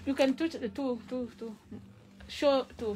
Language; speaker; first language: English; non-native, learner; French